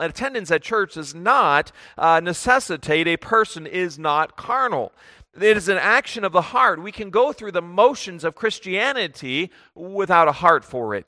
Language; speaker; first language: English; native; English